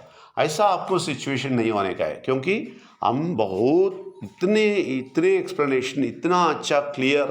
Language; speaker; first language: Hindi; non-native, local second language; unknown